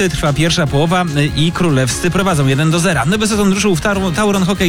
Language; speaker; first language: Polish; native; Polish